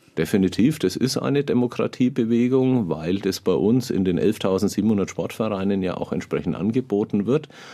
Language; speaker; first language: German; native; German